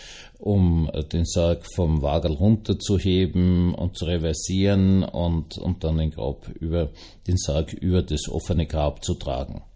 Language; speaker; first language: German; native; German